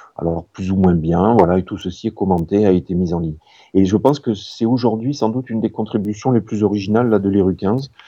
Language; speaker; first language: French; native; French